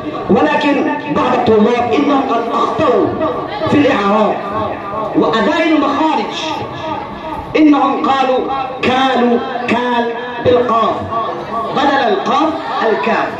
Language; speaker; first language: Arabic; non-native, fluent; Urdu